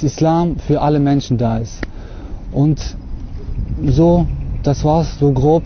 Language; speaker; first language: German; early bilingual, other home language; Russian